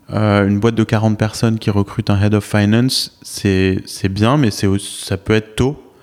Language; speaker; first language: French; native; French